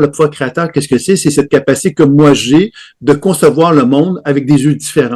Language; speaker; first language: French; native; French